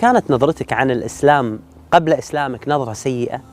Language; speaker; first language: Arabic; native; Arabic